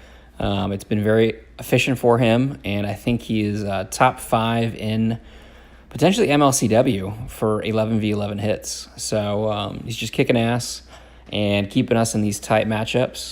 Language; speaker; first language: English; native; English